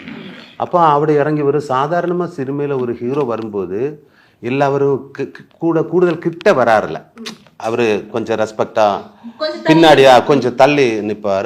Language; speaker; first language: Tamil; non-native, learner; Malayalam